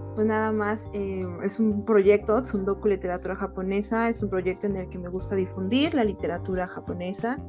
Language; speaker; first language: Spanish; native; Spanish